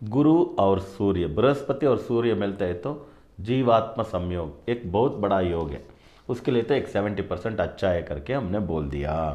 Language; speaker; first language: Hindi; non-native, local second language; Kannada